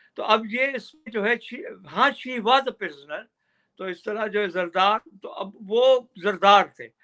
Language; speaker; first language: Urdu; non-native, local second language; Sindhi